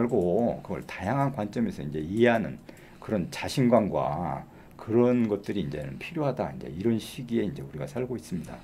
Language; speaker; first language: Korean; native; Korean